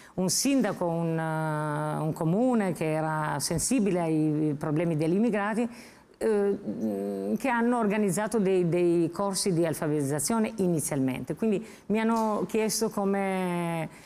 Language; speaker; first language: Italian; non-native, fluent; Albanian